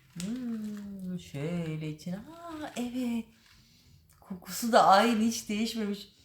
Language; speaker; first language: Turkish; early bilingual, heritage; Turkish